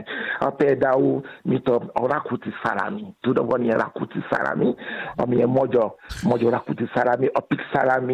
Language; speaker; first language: Hungarian; non-native, learner; Yoruba